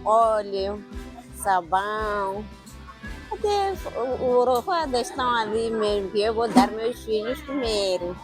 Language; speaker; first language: Portuguese; non-native, local second language; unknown